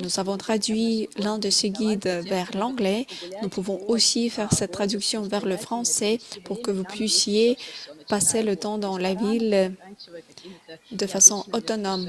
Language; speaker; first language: French; non-native, fluent; Russian